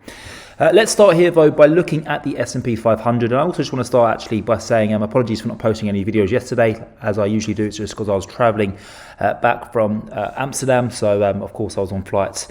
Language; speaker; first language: English; native; English